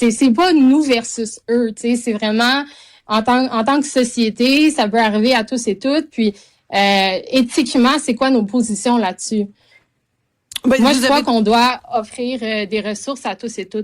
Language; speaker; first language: French; native; French